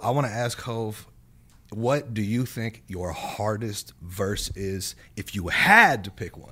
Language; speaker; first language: English; native; English